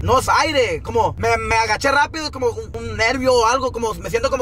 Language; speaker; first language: Spanish; early bilingual, heritage; Spanish